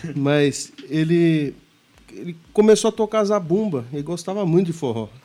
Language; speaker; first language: Portuguese; native; Portuguese